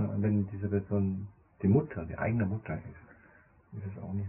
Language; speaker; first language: German; non-native, fluent; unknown